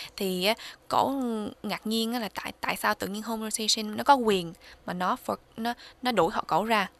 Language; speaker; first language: Vietnamese; early bilingual, heritage; Vietnamese